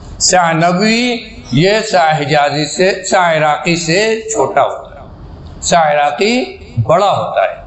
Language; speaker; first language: Urdu; native; Urdu